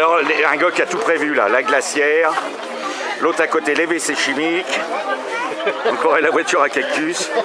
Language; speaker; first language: French; native; French